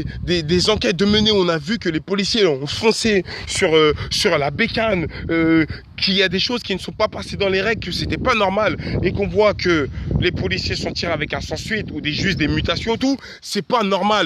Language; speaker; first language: French; native; French